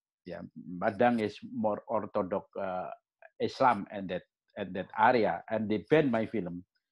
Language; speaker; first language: English; non-native, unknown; Indonesian